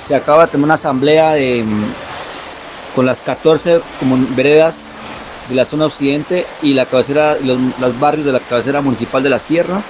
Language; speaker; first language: Spanish; native; Spanish